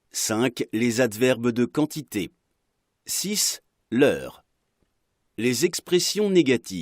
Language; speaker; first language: French; non-native, fluent; Arabic